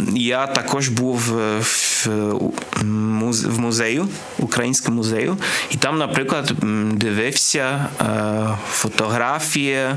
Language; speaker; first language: Ukrainian; non-native, learner; Polish